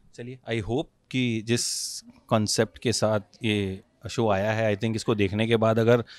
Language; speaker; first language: Hindi; native; Hindi